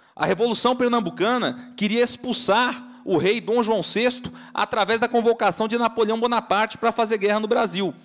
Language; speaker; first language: Portuguese; native; Portuguese